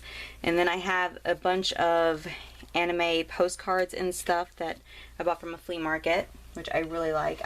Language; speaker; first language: English; native; English